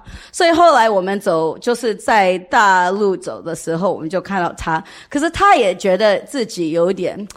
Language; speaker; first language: Chinese; early bilingual, heritage; English